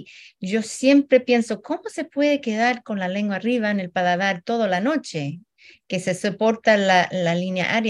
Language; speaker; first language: Spanish; early bilingual, heritage; Spanish